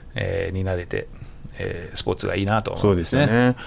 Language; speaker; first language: Japanese; non-native, fluent; English